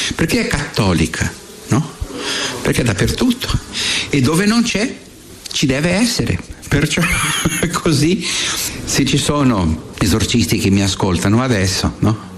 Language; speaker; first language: Italian; non-native, fluent; Portuguese